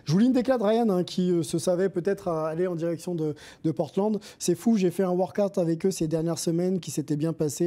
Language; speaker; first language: French; native; French